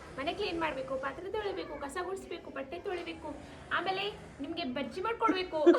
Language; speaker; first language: Kannada; native; Kannada